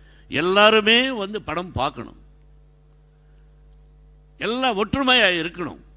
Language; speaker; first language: Tamil; non-native, learner; Telugu